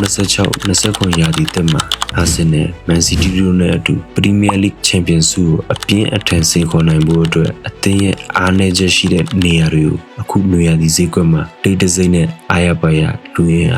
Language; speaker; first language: Burmese; native; Burmese